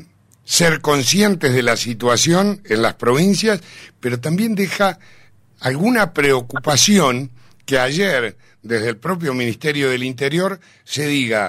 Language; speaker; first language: Spanish; native; Spanish